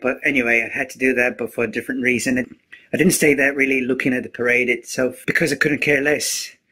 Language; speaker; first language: English; non-native, fluent; Portuguese